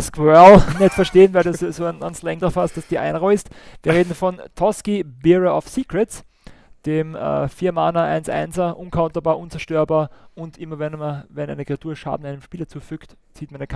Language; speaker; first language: German; native; German